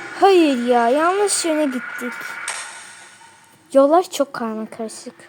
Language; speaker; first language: Turkish; native; Turkish